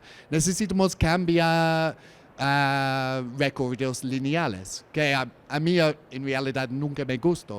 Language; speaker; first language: Spanish; non-native, learner; English